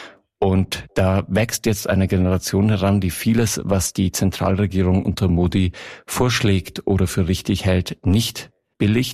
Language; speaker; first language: German; native; German